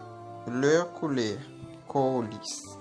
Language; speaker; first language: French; non-native, local second language; Haitian Creole